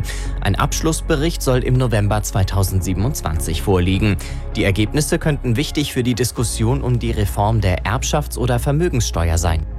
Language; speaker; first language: German; native; German